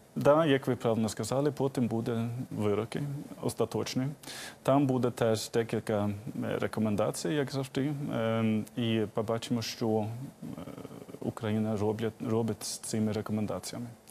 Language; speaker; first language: Ukrainian; non-native, fluent; Swedish